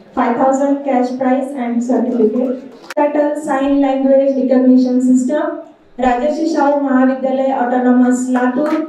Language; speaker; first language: English; non-native, local second language; Marathi